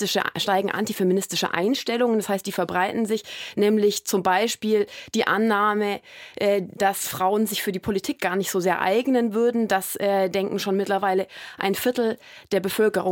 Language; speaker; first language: German; native; German